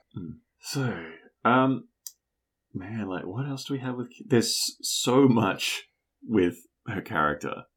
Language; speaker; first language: English; native; English